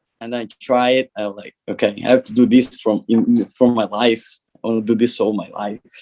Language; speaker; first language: English; non-native, learner; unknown